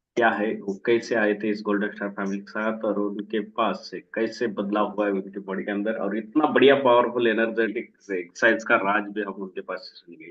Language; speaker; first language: Hindi; non-native, local second language; Marathi